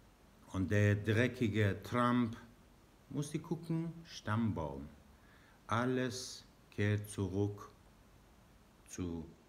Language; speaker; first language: German; non-native, learner; Persian